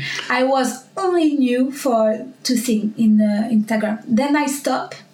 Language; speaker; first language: English; non-native, learner; French